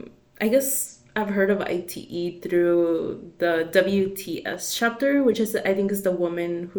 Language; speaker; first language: English; early bilingual, other home language; Spanish